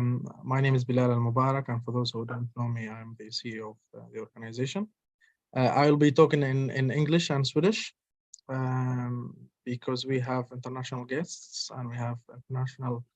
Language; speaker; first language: English; non-native, fluent; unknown